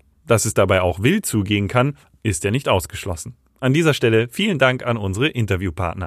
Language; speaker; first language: German; native; German